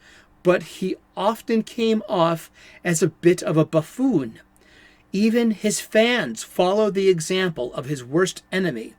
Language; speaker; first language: English; native; English